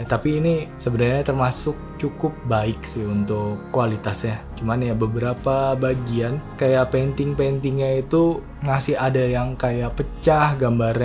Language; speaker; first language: Indonesian; native; Indonesian